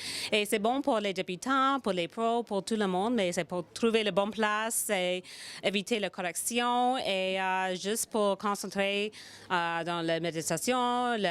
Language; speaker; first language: French; non-native, fluent; English